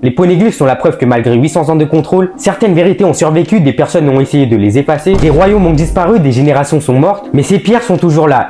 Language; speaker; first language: French; native; French